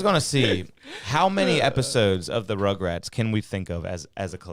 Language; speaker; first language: English; native; English